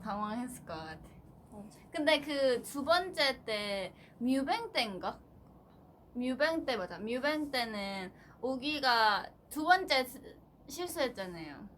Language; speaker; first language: Korean; non-native, fluent; Thai